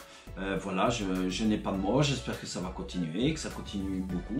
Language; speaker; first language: French; native; French